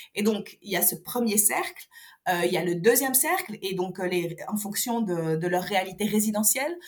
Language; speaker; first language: French; non-native, local second language; Arabic